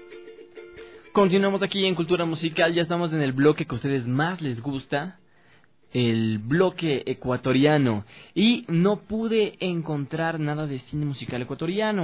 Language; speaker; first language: Spanish; native; Spanish